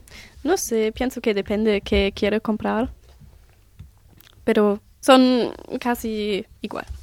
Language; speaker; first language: Spanish; non-native, learner; German